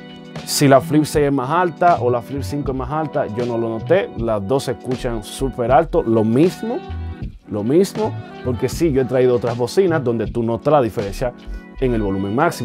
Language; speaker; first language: Spanish; native; Spanish